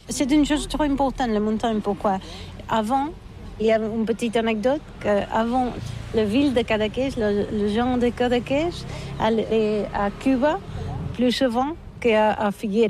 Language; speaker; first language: French; non-native, learner; Catalan